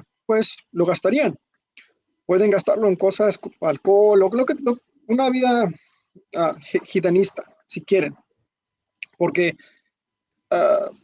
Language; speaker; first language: Spanish; early bilingual, heritage; Spanish